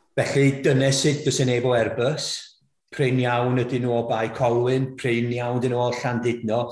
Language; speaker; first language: Welsh; native; Welsh